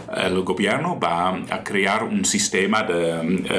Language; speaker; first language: Spanish; non-native, fluent; Dutch